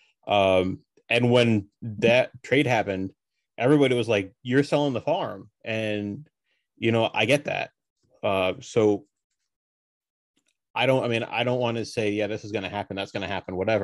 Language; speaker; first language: English; early bilingual, other home language; Spanish